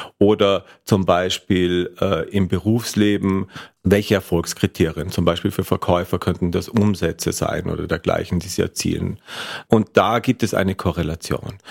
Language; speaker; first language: German; native; German